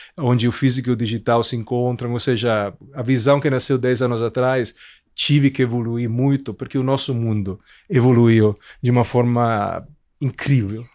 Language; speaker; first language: Portuguese; non-native, fluent; Italian